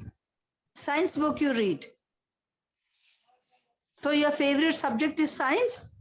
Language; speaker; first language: English; non-native, local second language; Odia